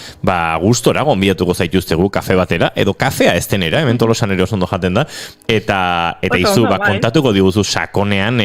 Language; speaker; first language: Basque; native; Basque